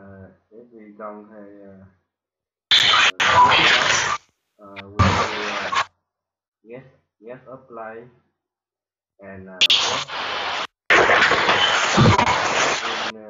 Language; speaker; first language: English; non-native, learner; Vietnamese